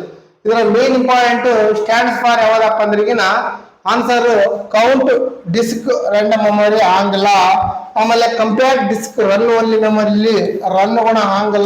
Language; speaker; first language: Kannada; native; Kannada